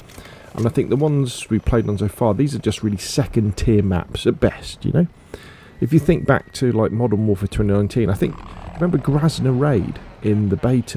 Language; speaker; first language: English; native; English